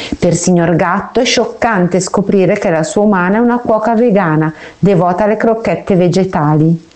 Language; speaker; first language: Italian; native; Italian